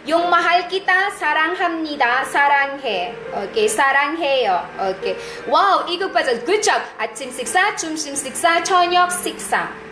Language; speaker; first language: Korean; non-native, fluent; Iloko